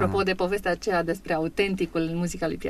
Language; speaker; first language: Romanian; native; Romanian